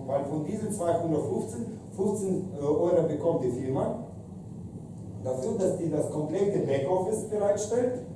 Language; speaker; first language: German; non-native, fluent; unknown